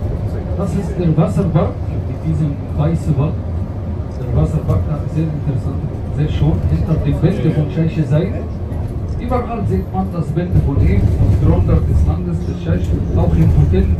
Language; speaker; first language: German; non-native, fluent; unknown